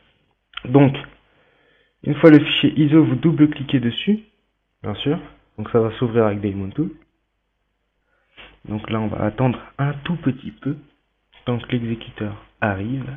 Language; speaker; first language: French; native; French